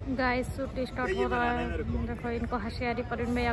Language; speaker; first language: Hindi; native; Hindi